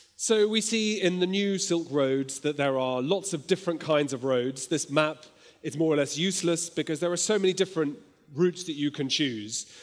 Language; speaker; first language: English; native; English